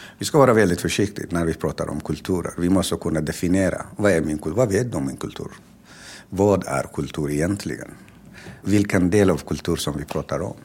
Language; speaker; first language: Swedish; non-native, fluent; Tigrinya